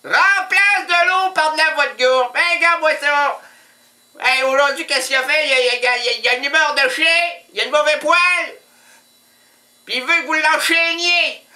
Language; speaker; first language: French; native; French